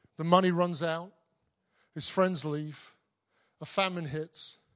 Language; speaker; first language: English; native; English